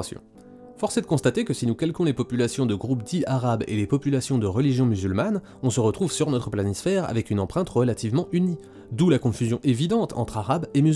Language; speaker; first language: French; native; French